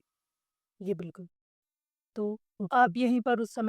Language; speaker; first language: Hindi; native; Hindi